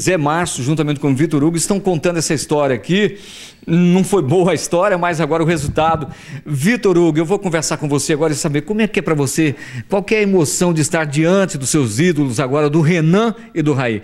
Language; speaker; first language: Portuguese; native; Portuguese